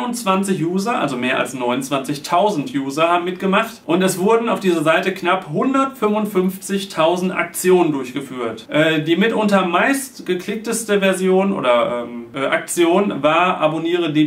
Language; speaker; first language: German; native; German